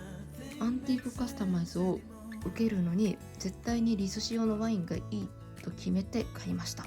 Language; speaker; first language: Japanese; native; Japanese